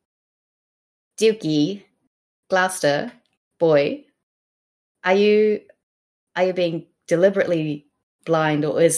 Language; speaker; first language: English; native; English